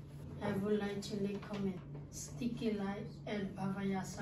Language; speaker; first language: English; non-native, learner; Lao